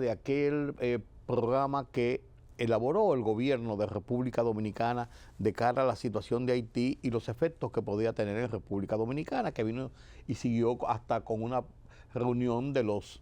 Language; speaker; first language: Spanish; native; Spanish